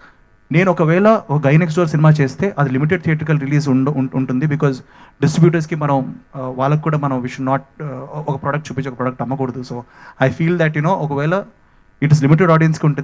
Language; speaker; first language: Telugu; native; Telugu